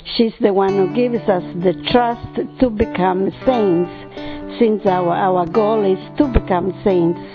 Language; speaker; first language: English; non-native, fluent; Italian